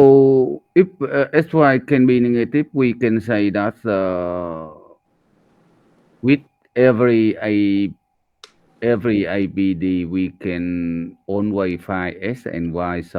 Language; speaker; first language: English; non-native, learner; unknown